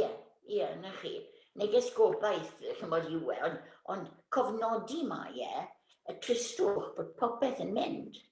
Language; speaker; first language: Welsh; native; Welsh